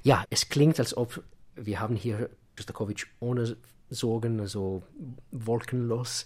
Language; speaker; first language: German; non-native, fluent; Russian